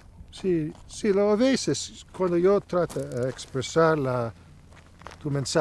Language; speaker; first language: Spanish; non-native, learner; English